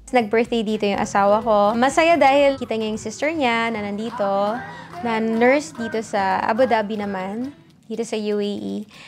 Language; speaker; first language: Filipino; early bilingual, heritage; Filipino